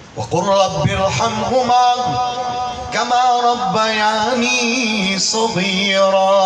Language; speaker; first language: Urdu; non-native, local second language; Punjabi